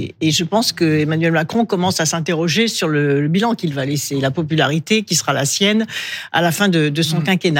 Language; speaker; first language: French; native; French